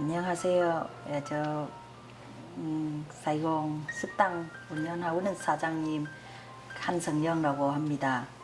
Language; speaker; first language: Korean; non-native, learner; Vietnamese